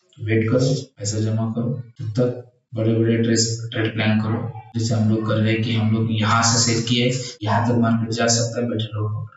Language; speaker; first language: Hindi; non-native, local second language; Marathi